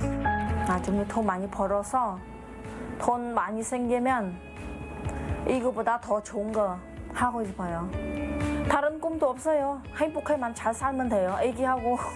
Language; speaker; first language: Korean; non-native, learner; Khmer